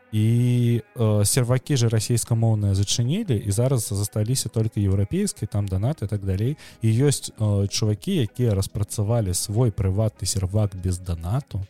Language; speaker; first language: Belarusian; non-native, local second language; Russian